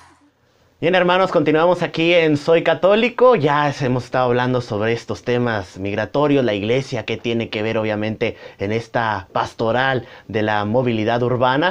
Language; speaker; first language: Spanish; native; Spanish